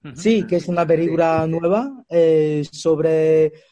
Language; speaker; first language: Spanish; non-native, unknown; Chinese